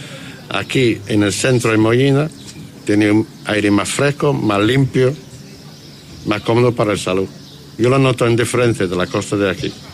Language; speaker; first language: Spanish; non-native, learner; English